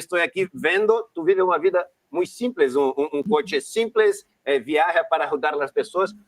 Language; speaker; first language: Spanish; non-native, learner; Portuguese